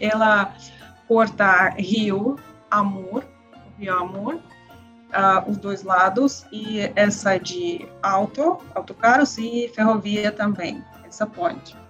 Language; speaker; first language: Portuguese; non-native, learner; Russian